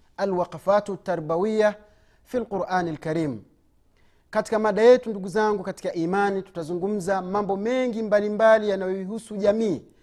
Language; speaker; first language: Swahili; native; Swahili